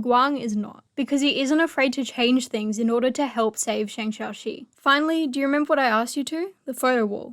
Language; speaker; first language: English; native; English